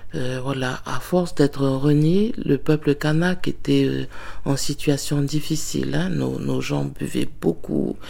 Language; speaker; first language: French; native; French